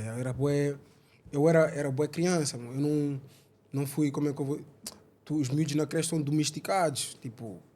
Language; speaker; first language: Portuguese; early bilingual, other home language; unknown